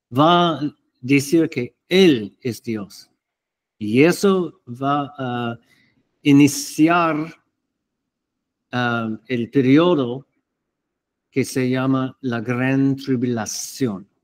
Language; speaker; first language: Spanish; non-native, fluent; English